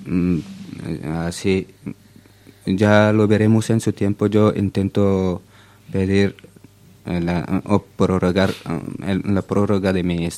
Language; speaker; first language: Spanish; non-native, fluent; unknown